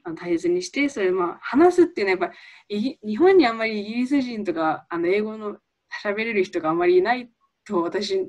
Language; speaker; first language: Japanese; early bilingual, heritage; Japanese